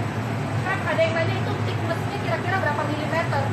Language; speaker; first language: Indonesian; native; Indonesian